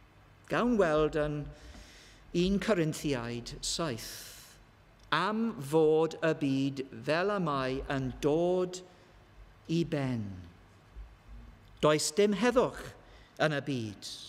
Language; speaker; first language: Welsh; non-native, learner; English